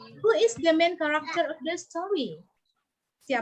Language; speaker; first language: English; non-native, learner; Indonesian